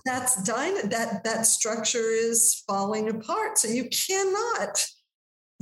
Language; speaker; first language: English; native; English